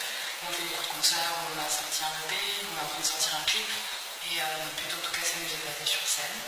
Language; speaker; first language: French; native; French